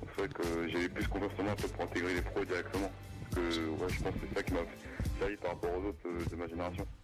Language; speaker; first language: French; native; French